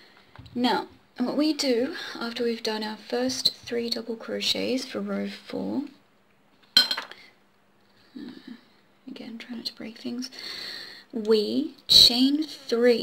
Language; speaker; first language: English; native; English